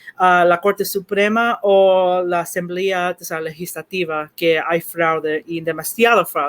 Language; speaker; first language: Spanish; early bilingual, heritage; Spanish